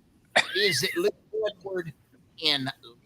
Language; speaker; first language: English; native; English